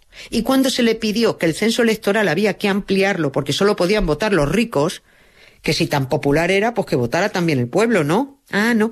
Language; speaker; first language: Spanish; native; Spanish